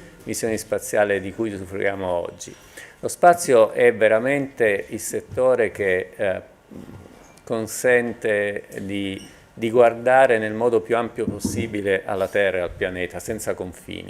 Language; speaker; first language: Italian; native; Italian